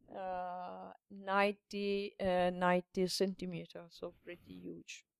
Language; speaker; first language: English; non-native, learner; Italian